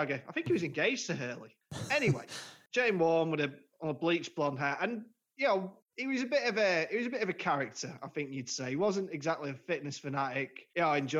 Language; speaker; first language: English; native; English